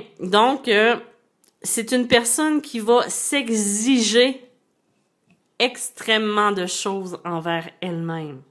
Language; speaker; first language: French; native; French